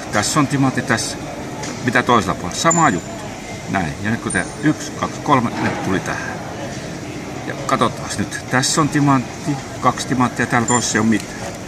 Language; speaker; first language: Finnish; native; Finnish